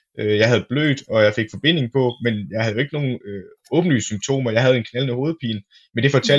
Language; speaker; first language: Danish; native; Danish